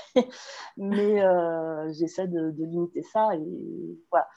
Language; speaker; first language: French; native; French